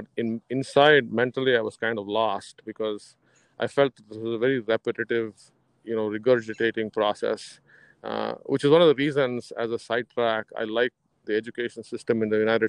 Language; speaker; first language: English; non-native, local second language; Kannada